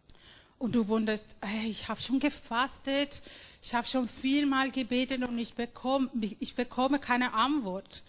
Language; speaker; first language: German; non-native, fluent; Spanish